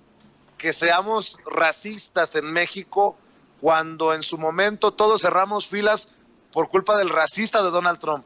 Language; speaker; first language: Spanish; native; Spanish